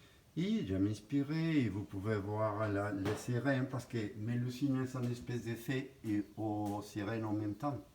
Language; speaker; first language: French; non-native, fluent; Spanish